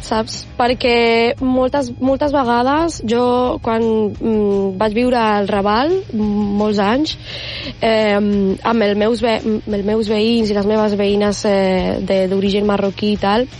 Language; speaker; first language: Catalan; non-native, local second language; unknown